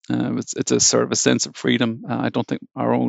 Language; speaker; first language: English; native; English